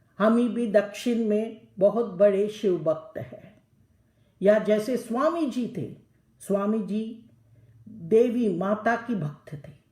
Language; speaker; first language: Hindi; non-native, local second language; Telugu